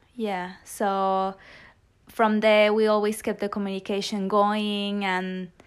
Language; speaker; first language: English; non-native, fluent; Spanish